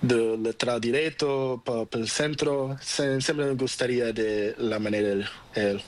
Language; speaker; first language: Spanish; non-native, learner; Portuguese